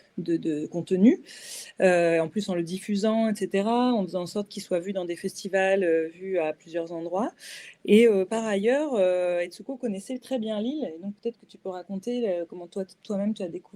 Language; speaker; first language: French; native; French